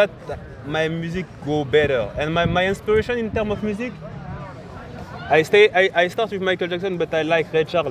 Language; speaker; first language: English; non-native, learner; French